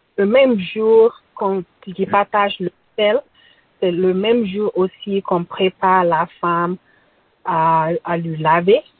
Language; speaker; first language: French; non-native, local second language; Bambara